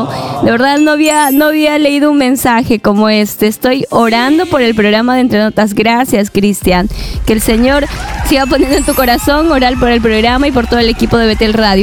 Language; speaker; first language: Spanish; native; Spanish